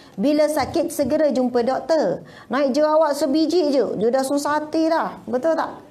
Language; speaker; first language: Malay; native; Malay